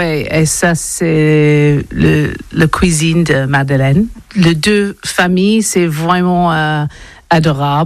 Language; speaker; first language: French; non-native, learner; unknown